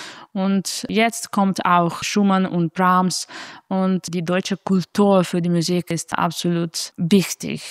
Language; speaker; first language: German; non-native, fluent; Italian